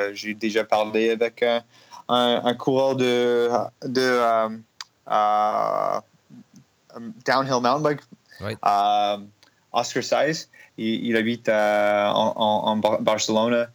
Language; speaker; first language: French; non-native, learner; English